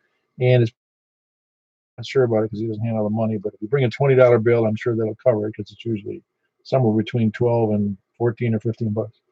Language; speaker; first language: English; native; English